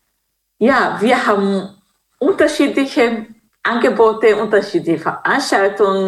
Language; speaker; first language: German; non-native, fluent; Kinyarwanda